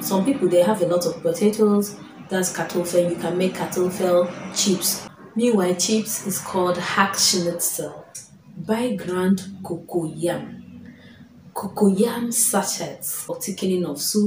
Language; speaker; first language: English; non-native, local second language; Igbo